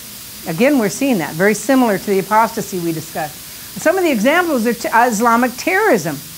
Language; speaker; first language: English; native; English